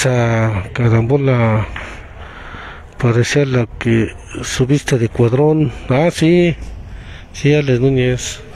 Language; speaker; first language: Spanish; native; Spanish